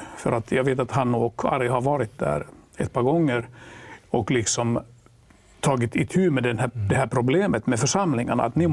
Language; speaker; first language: Swedish; non-native, local second language; Finnish